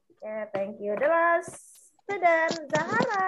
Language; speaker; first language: English; non-native, learner; Indonesian